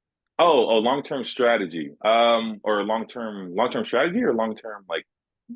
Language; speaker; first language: English; native; English